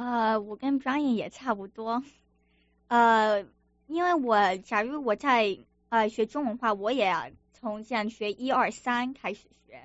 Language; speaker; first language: Chinese; early bilingual, other home language; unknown